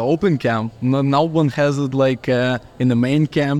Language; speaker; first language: English; non-native, fluent; Ukrainian